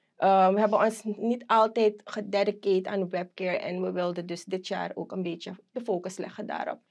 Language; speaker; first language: Dutch; native; Dutch